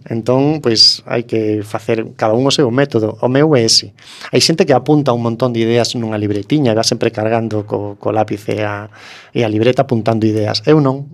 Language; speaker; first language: Galician; native; Galician